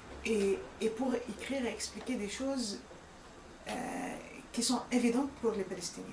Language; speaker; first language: French; non-native, fluent; Arabic